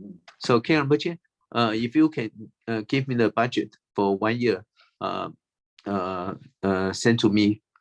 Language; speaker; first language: English; non-native, fluent; Chinese